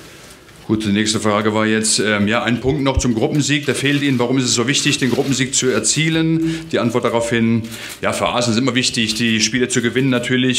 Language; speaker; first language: German; native; German